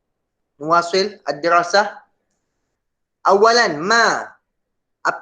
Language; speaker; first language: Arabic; non-native, fluent; Malay